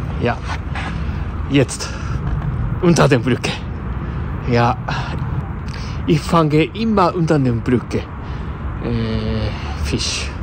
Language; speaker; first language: German; non-native, learner; Japanese